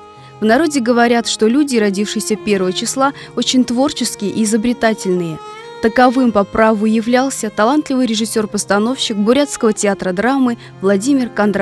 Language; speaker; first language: Russian; native; Russian